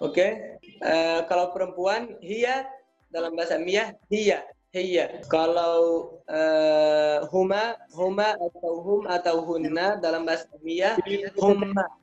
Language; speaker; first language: Indonesian; non-native, learner; Arabic